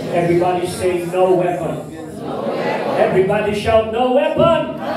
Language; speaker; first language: English; non-native, local second language; Filipino